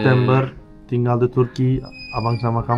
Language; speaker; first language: Indonesian; non-native, learner; Turkish